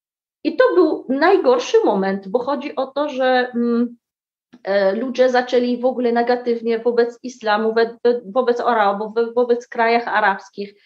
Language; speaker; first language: Polish; early bilingual, heritage; Arabic